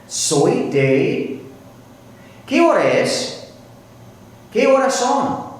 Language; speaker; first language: Spanish; non-native, fluent; English